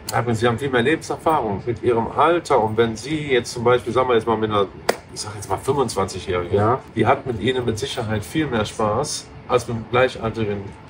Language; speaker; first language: German; native; German